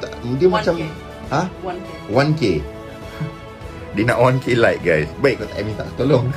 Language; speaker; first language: Malay; native; Malay